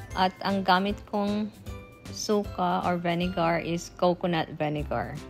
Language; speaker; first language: Filipino; non-native, local second language; Hiligaynon